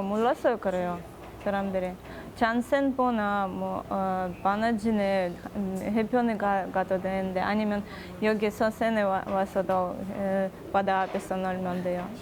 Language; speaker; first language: Korean; non-native, fluent; Russian